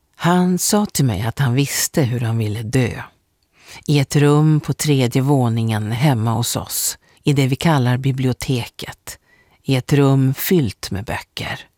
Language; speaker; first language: Swedish; native; Swedish